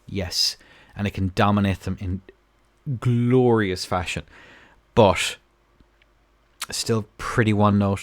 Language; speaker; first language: English; native; English